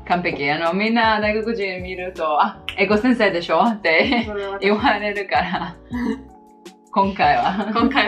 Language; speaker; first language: Japanese; non-native, fluent; Italian